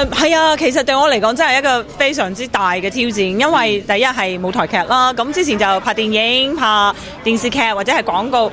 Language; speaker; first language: Cantonese; non-native, fluent; Chinese